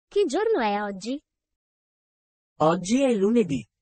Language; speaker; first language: Italian; non-native, fluent; Sinhala